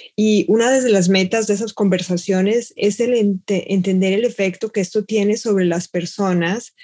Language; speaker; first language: Spanish; native; Spanish